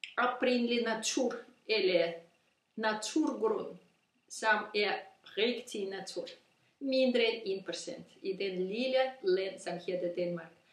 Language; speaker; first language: Danish; non-native, learner; Russian